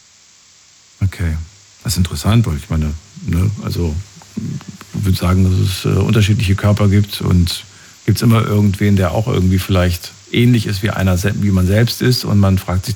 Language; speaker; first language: German; native; German